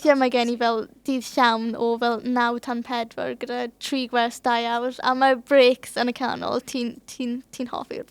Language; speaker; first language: Welsh; non-native, local second language; English